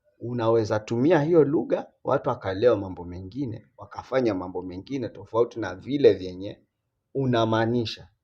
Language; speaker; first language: Swahili; non-native, local second language; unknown